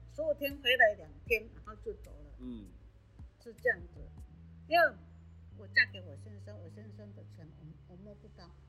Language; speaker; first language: Chinese; non-native, local second language; Amis